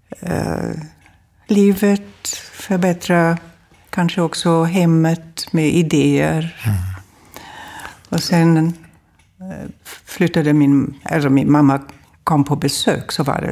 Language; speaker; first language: Swedish; non-native, fluent; German